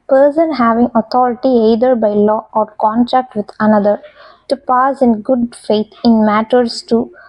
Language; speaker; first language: English; non-native, local second language; Tamil